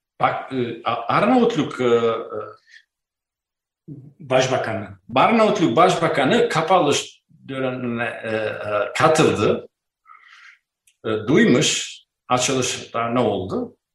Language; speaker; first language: Turkish; non-native, learner; Albanian